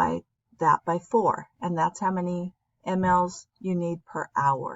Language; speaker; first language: English; native; English